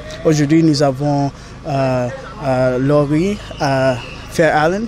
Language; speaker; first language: French; non-native, learner; English